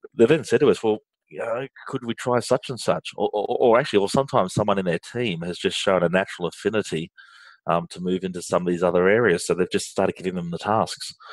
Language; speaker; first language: English; native; English